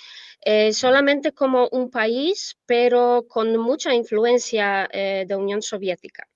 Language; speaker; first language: Spanish; non-native, fluent; Polish